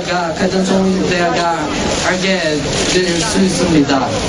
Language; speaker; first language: Korean; non-native, learner; Portuguese